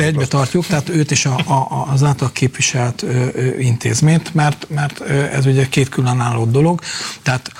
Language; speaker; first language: Hungarian; native; Hungarian